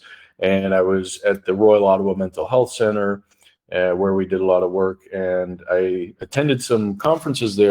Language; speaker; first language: English; native; English